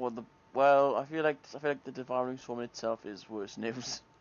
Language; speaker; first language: English; native; English